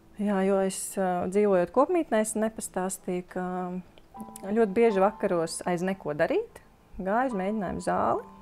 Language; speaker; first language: Latvian; native; Latvian